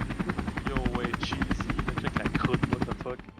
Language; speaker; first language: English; non-native, local second language; French